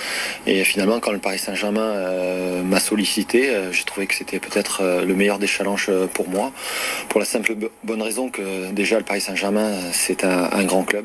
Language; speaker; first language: French; native; French